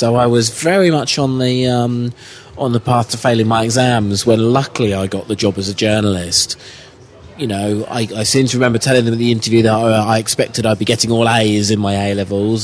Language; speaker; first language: English; native; English